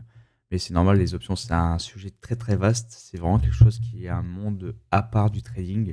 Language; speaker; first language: French; native; French